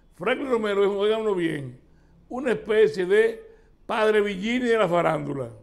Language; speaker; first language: Spanish; native; Spanish